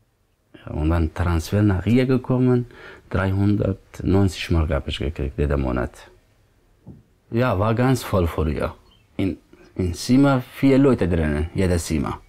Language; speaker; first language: German; non-native, learner; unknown